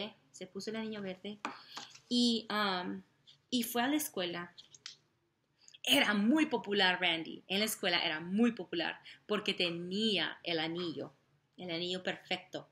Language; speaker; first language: Spanish; non-native, fluent; English